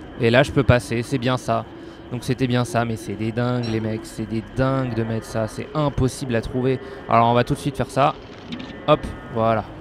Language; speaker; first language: French; native; French